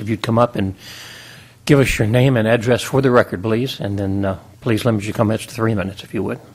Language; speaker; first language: English; native; English